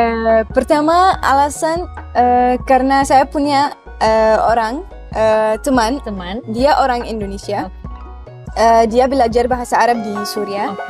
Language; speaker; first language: Indonesian; non-native, learner; Arabic